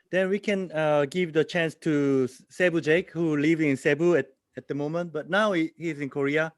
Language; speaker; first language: English; non-native, learner; Korean